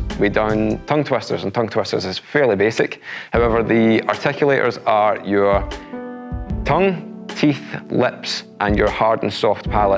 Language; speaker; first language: English; native; English